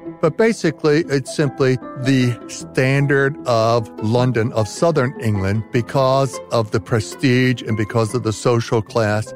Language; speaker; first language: English; native; English